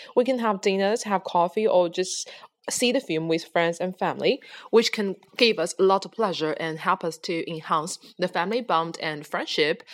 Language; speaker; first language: English; non-native, fluent; Chinese